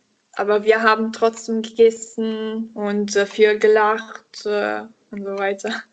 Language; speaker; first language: German; non-native, learner; Italian